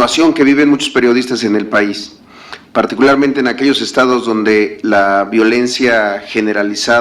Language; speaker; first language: Spanish; native; Spanish